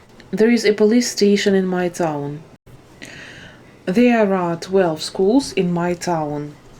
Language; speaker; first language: English; non-native, fluent; Ukrainian